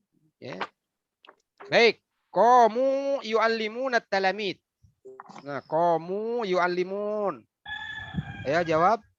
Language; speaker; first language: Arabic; non-native, fluent; Indonesian